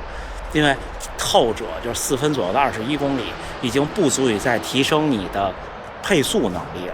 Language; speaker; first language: Chinese; native; Chinese